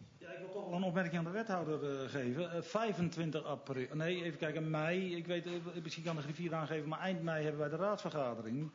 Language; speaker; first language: Dutch; native; Dutch